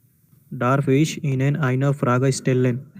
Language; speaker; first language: German; non-native, learner; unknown